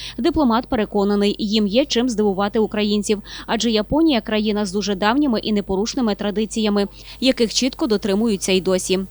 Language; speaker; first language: Ukrainian; native; Ukrainian